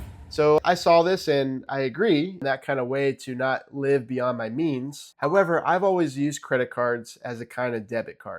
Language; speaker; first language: English; native; English